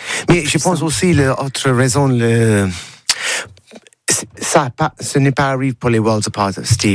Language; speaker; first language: French; non-native, learner; English